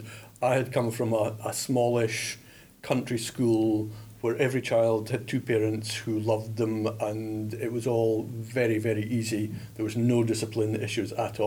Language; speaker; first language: English; native; English